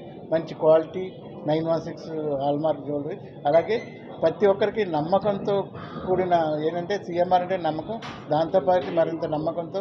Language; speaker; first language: Telugu; native; Telugu